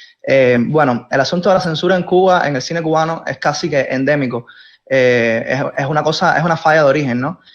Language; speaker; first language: Spanish; native; Spanish